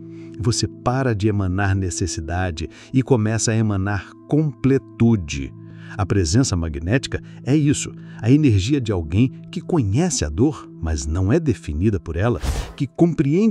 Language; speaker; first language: Portuguese; native; Portuguese